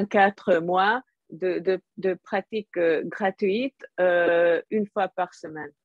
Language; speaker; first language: French; non-native, fluent; Hungarian